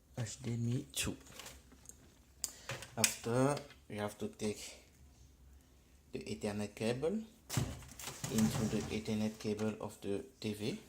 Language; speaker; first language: English; non-native, learner; French